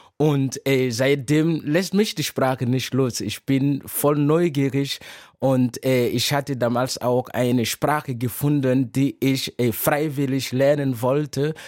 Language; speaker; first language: German; non-native, fluent; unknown